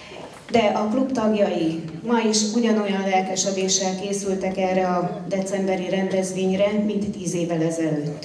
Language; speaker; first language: Hungarian; native; Hungarian